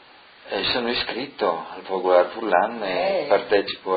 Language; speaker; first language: Italian; non-native, local second language; Friulian